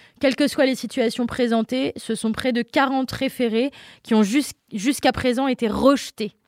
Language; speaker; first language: French; native; French